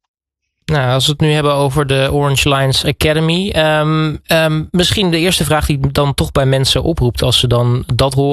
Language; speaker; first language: Dutch; native; Dutch